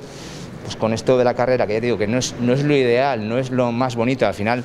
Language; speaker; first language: Spanish; native; Spanish